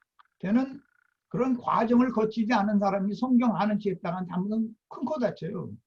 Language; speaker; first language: Korean; native; Korean